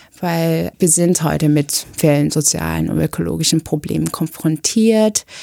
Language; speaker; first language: German; non-native, fluent; Korean